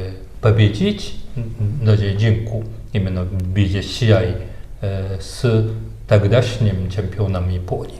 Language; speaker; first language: Russian; non-native, fluent; Japanese